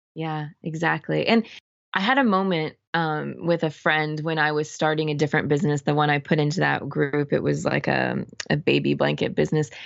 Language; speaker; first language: English; native; English